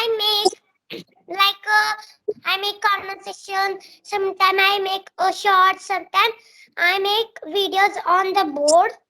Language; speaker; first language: English; non-native, learner; Marathi